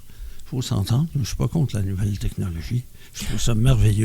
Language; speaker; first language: French; native; French